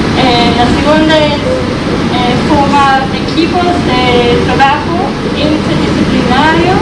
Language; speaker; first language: Spanish; non-native, fluent; English